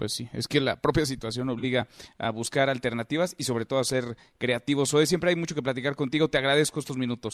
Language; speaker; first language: Spanish; native; Spanish